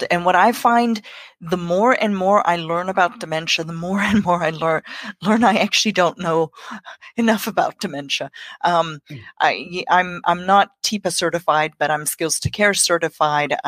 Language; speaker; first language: English; non-native, local second language; Afrikaans